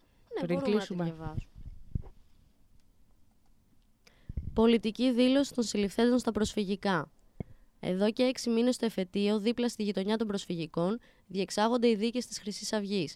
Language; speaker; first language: Greek; native; Greek